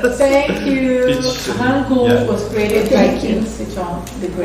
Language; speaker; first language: English; non-native, learner; Portuguese